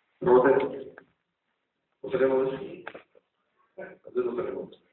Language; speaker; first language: Ukrainian; native; Ukrainian